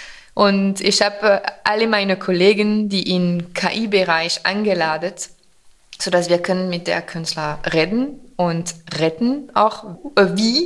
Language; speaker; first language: German; non-native, fluent; French